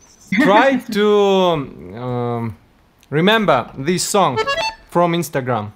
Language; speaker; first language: English; non-native, learner; Russian